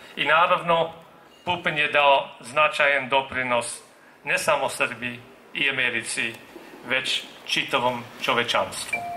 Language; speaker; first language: Serbian; non-native, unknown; English